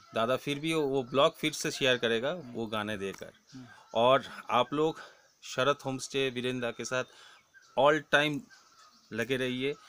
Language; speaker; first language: Hindi; non-native, local second language; Bangla